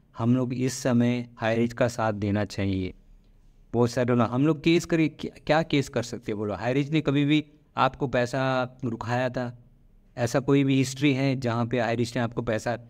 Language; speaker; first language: Hindi; non-native, local second language; Malayalam